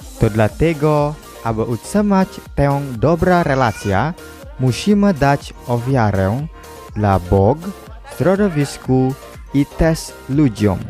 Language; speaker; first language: Polish; non-native, learner; Balinese